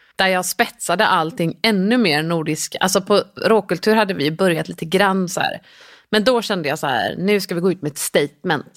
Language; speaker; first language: Swedish; native; Swedish